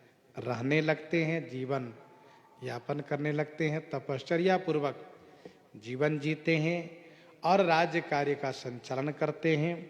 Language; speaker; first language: Hindi; native; Hindi